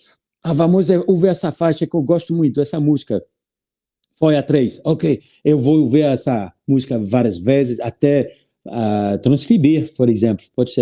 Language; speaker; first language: Portuguese; non-native, learner; French